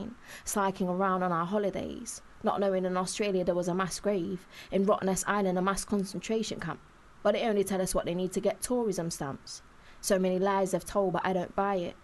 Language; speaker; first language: English; native; English